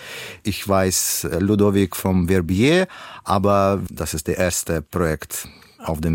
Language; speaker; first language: German; non-native, fluent; Russian